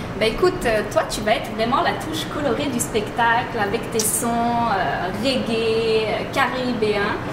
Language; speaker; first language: French; native; French